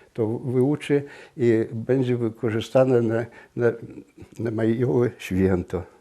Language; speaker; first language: Polish; non-native, local second language; Belarusian